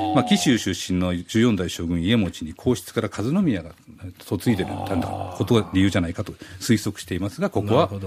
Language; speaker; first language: Japanese; native; Japanese